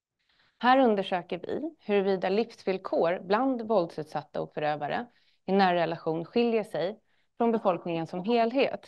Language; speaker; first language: Swedish; native; Swedish